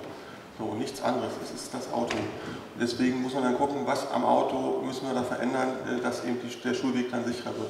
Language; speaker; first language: German; native; German